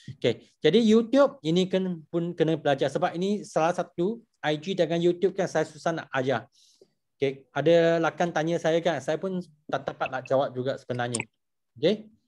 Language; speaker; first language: Malay; non-native, local second language; Chinese